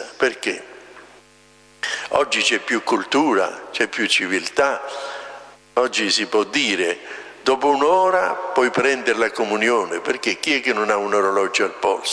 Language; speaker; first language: Italian; native; Italian